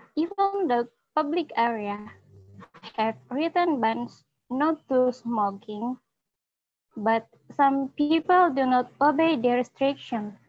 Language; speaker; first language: English; non-native, learner; Indonesian